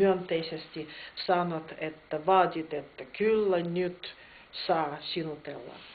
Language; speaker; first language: Finnish; non-native, fluent; Russian